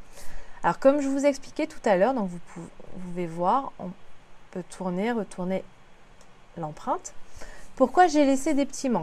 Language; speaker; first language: French; native; French